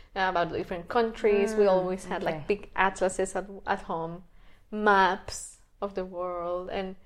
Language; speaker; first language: English; non-native, fluent; Spanish